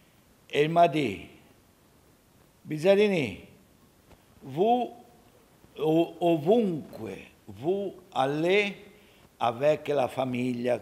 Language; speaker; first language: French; non-native, learner; Italian